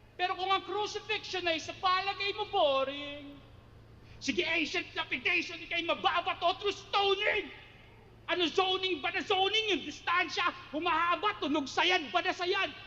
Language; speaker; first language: Filipino; native; Filipino